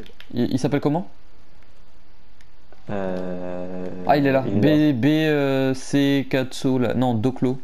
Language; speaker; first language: French; native; French